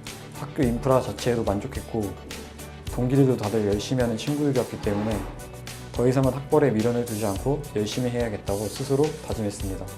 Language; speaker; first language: Korean; native; Korean